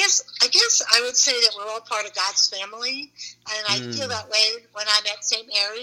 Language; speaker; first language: English; native; English